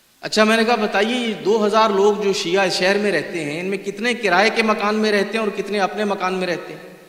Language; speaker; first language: Urdu; non-native, local second language; Punjabi